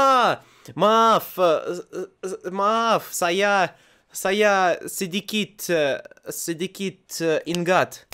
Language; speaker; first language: Indonesian; non-native, learner; Russian